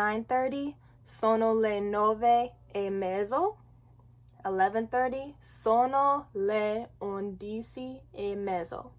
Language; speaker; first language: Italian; non-native, learner; English